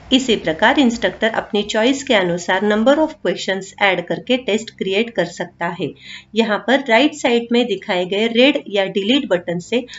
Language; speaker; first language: Hindi; non-native, local second language; Marathi